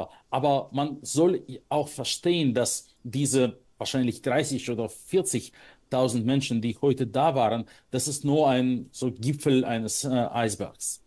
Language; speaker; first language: German; non-native, fluent; Russian